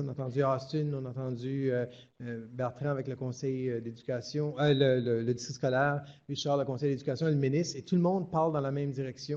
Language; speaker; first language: French; native; French